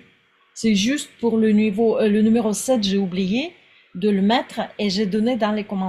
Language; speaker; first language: French; non-native, fluent; Russian